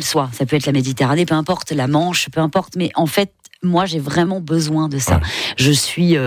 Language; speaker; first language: French; native; French